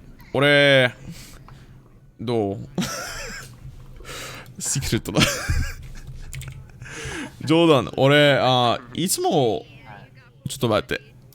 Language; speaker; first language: Japanese; non-native, learner; English